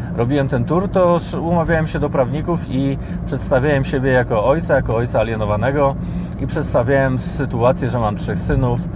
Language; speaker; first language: Polish; native; Polish